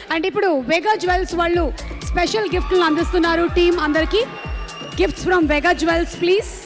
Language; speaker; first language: Telugu; native; Telugu